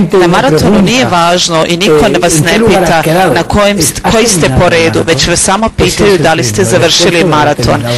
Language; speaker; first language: Serbian; non-native, fluent; Spanish